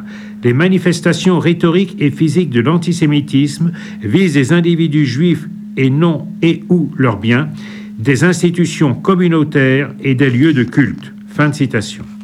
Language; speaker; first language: French; native; French